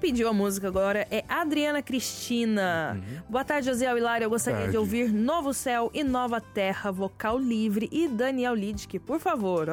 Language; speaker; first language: Portuguese; native; Portuguese